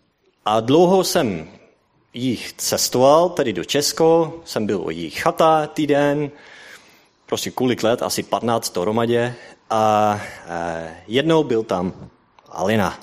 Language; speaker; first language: Czech; non-native, learner; Dutch